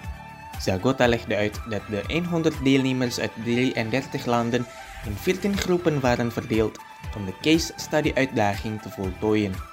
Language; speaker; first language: Dutch; non-native, fluent; Indonesian